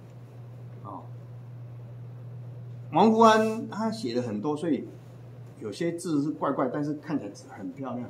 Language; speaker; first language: Chinese; native; Chinese